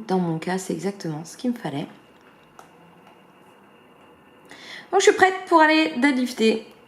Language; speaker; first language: French; native; French